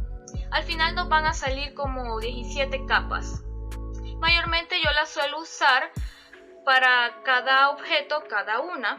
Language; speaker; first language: Spanish; native; Spanish